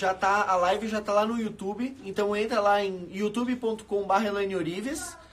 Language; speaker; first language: Portuguese; native; Portuguese